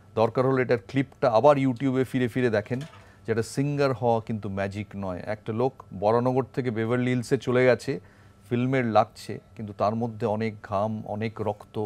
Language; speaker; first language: Bangla; native; Bangla